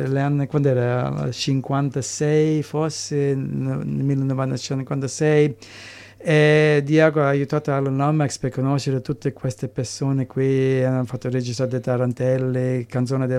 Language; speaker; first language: Italian; early bilingual, heritage; English